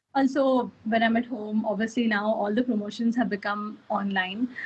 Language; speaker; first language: English; non-native, local second language; Kannada